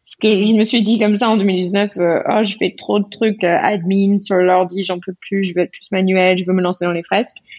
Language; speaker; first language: French; non-native, fluent; English